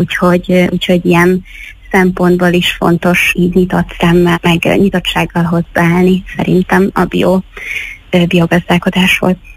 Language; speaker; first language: Hungarian; native; Hungarian